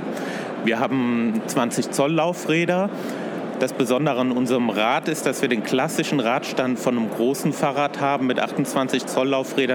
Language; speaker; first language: German; native; German